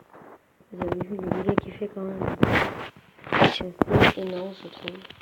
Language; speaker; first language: French; native; French